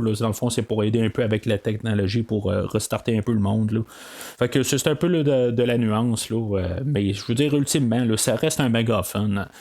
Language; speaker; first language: French; native; French